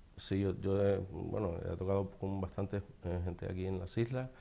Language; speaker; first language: Spanish; native; Spanish